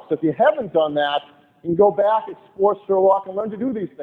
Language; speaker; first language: English; native; English